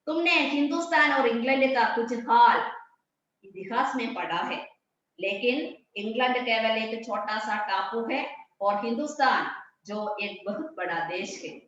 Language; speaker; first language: Hindi; non-native, local second language; Malayalam